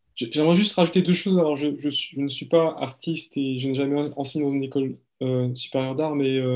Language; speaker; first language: French; native; French